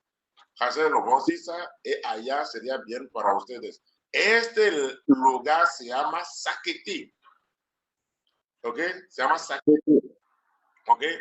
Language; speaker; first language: Spanish; non-native, learner; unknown